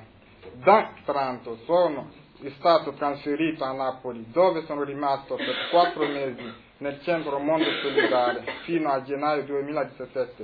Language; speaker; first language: Italian; non-native, fluent; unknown